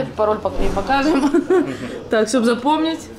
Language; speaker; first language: Russian; native; Russian